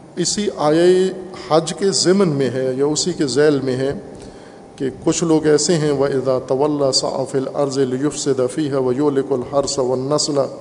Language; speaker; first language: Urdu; non-native, local second language; Punjabi